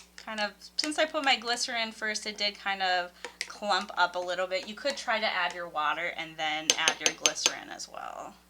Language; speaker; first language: English; native; English